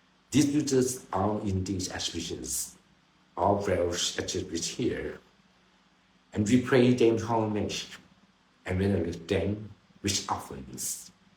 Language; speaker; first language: English; non-native, learner; Thai